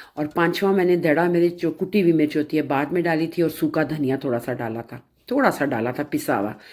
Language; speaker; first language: Urdu; non-native, local second language; Punjabi